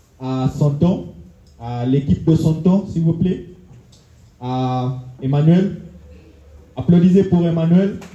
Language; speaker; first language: French; non-native, fluent; Swahili